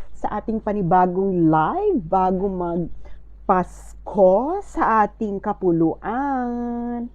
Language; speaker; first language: Filipino; native; Filipino